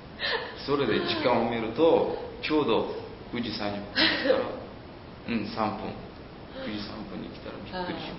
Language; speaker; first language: Japanese; non-native, fluent; Uzbek